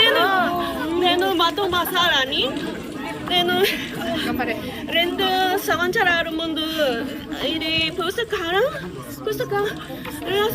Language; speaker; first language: Telugu; non-native, learner; Japanese